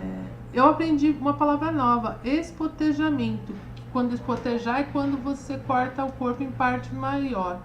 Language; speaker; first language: Portuguese; native; Portuguese